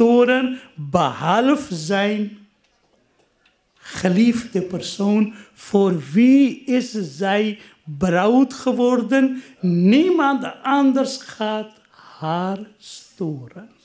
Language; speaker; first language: Dutch; non-native, fluent; Urdu